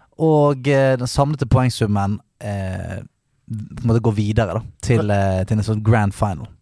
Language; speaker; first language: Norwegian; native; Norwegian